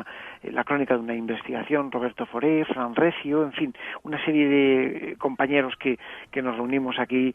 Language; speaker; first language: Spanish; native; Spanish